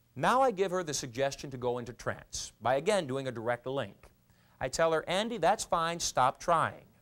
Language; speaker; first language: English; native; English